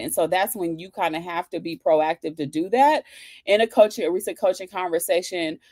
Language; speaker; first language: English; native; English